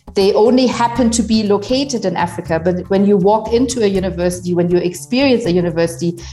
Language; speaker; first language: English; non-native, fluent; German